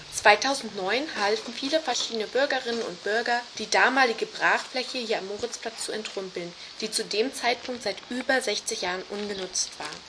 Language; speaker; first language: German; native; German